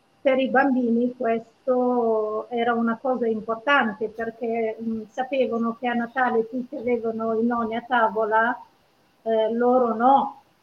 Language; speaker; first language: Italian; non-native, fluent; Romanian